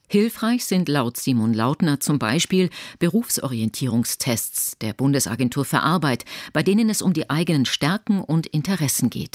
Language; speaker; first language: German; native; German